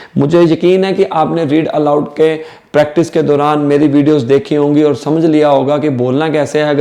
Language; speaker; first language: Hindi; non-native, local second language; Punjabi